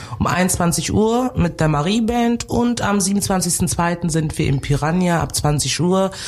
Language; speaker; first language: German; early bilingual, other home language; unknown